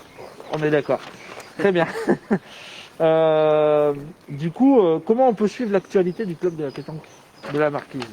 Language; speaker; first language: French; native; French